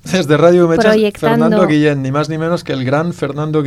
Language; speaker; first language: Spanish; native; Spanish